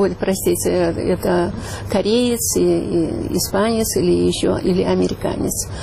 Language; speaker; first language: Russian; native; Russian